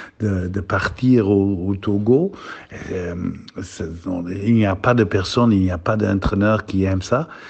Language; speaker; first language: French; non-native, fluent; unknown